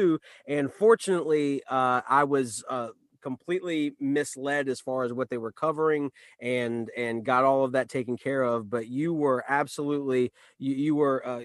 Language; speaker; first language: English; native; English